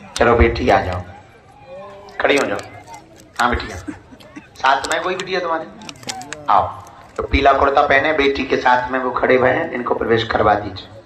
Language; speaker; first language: Hindi; native; Hindi